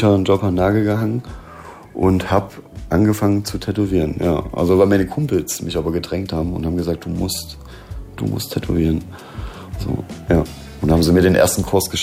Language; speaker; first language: German; native; German